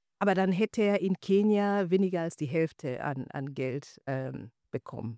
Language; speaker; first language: German; non-native, fluent; Swahili